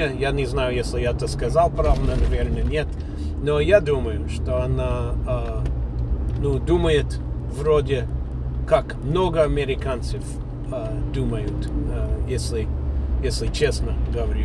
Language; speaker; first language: Russian; non-native, fluent; English